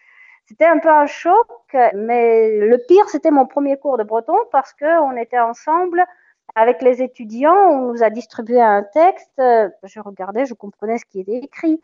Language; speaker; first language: French; non-native, fluent; Russian